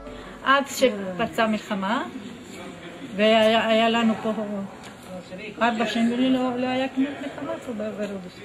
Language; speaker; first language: Hebrew; non-native, fluent; Ladino